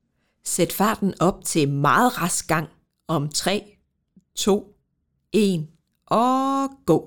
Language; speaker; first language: Danish; native; Danish